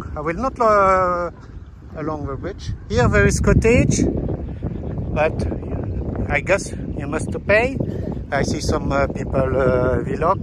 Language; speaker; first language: English; non-native, learner; Dutch